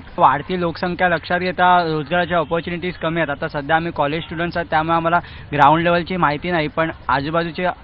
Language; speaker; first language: Marathi; native; Marathi